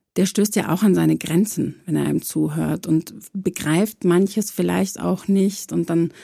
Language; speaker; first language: German; early bilingual, other home language; Croatian